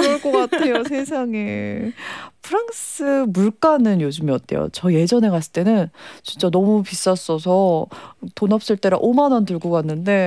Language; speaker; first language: Korean; native; Korean